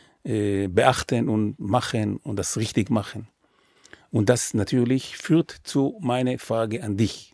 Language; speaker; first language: German; non-native, fluent; Hebrew